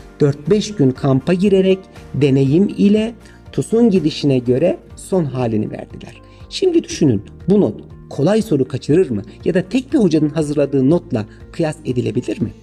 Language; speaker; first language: Turkish; native; Turkish